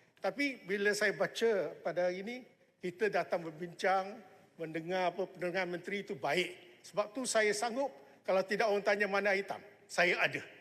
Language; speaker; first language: Malay; non-native, local second language; Chinese